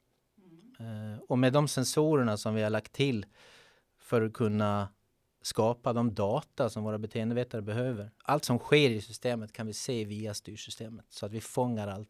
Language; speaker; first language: Swedish; native; Swedish